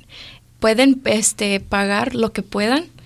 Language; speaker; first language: Spanish; early bilingual, other home language; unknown